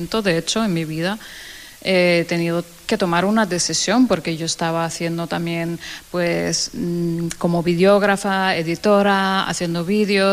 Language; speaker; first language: Spanish; non-native, fluent; Danish